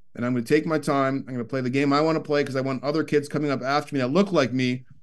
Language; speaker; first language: English; native; English